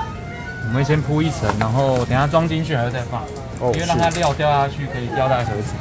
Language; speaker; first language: Chinese; native; Chinese